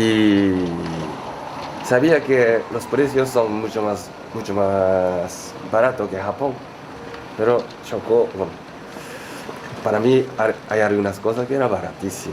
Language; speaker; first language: Spanish; non-native, learner; Japanese